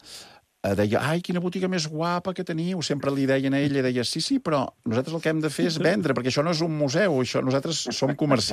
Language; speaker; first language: Catalan; native; Catalan